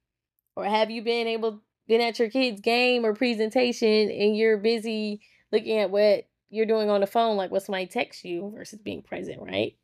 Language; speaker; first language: English; native; English